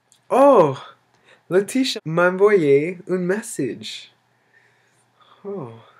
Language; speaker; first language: French; non-native, learner; English